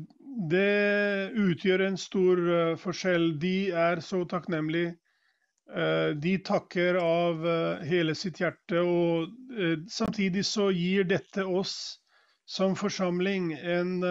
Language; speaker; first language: Swedish; non-native, fluent; Albanian